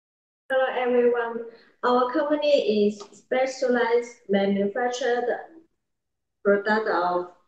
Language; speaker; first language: English; non-native, learner; Chinese